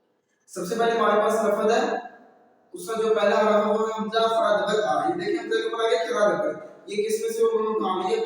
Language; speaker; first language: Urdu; non-native, local second language; Punjabi